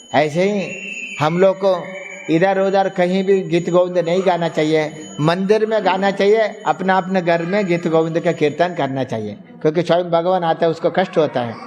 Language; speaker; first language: Hindi; non-native, local second language; Kannada